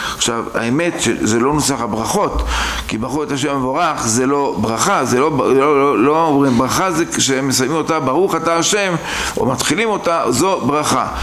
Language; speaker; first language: Hebrew; native; Hebrew